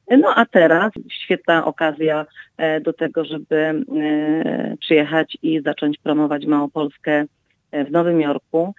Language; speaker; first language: Polish; native; Polish